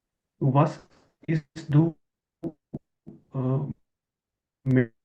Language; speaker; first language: German; non-native, learner; Marathi